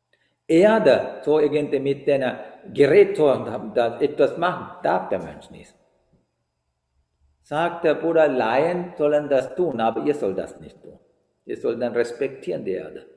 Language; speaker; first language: German; non-native, fluent; Sinhala